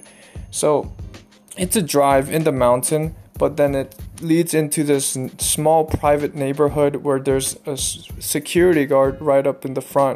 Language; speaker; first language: English; non-native, local second language; Korean